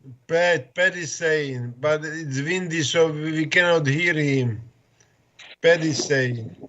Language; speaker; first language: English; non-native, fluent; Slovak